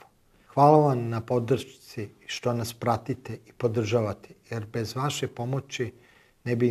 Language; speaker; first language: Croatian; native; Croatian